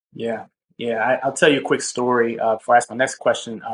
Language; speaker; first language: English; native; English